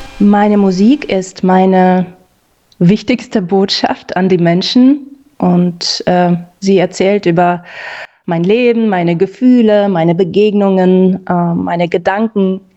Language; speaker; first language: German; non-native, fluent; Russian